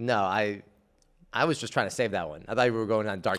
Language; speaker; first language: English; native; English